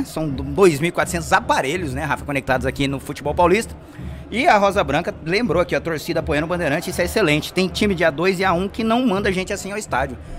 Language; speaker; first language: Portuguese; native; Portuguese